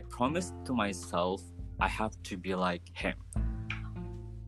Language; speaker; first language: English; non-native, fluent; Indonesian